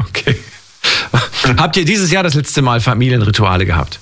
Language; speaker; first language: German; native; German